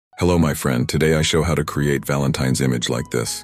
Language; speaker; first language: English; non-native, learner; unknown